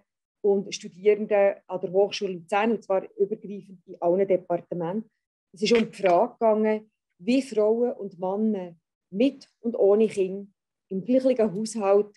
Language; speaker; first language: German; native; German